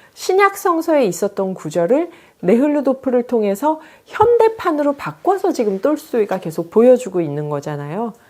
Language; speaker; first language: Korean; native; Korean